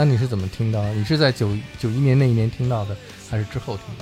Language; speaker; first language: Chinese; native; Chinese